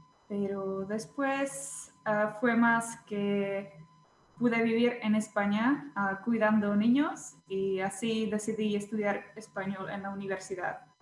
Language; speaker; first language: Spanish; non-native, fluent; Czech